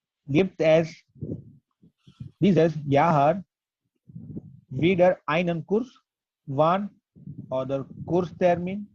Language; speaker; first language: German; non-native, learner; Gujarati